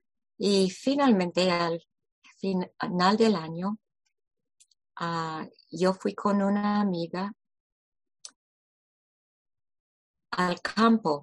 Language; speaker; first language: Spanish; non-native, fluent; English